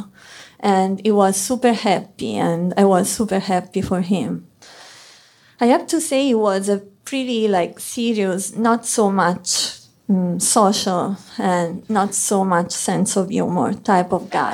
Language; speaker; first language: English; non-native, fluent; Italian